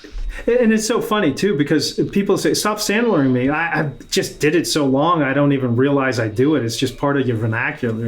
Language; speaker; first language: English; native; English